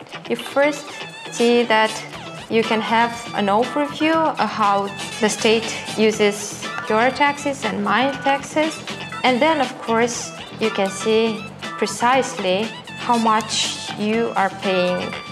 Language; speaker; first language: English; non-native, fluent; Romanian